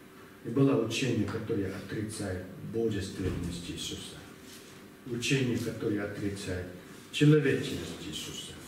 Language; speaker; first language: Russian; non-native, learner; Korean